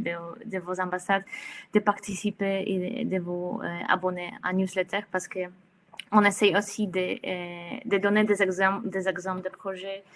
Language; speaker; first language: French; non-native, fluent; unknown